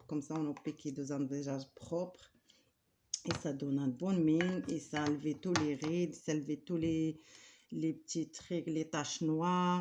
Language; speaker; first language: French; non-native, learner; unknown